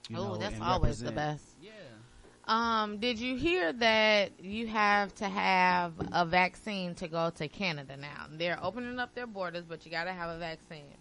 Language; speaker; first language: English; native; English